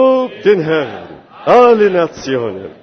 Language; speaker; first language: German; non-native, fluent; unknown